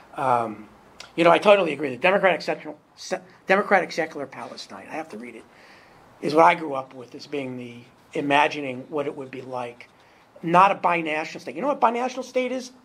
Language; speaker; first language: English; native; English